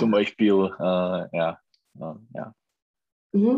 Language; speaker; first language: German; non-native, learner; Czech